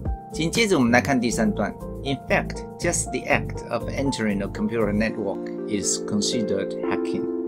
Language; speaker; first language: English; non-native, fluent; Chinese